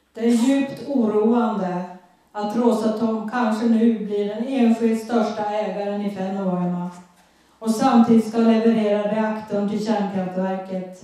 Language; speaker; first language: Swedish; native; Swedish